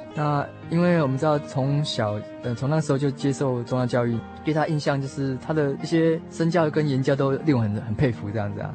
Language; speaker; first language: Chinese; native; Chinese